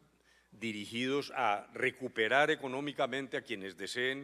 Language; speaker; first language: Spanish; native; Spanish